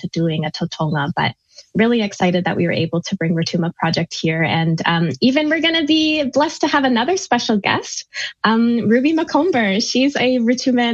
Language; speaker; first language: English; native; English